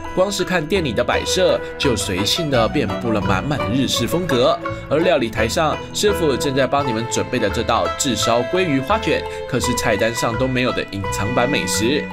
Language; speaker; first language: Chinese; native; Chinese